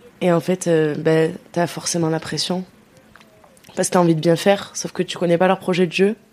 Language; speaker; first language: French; native; French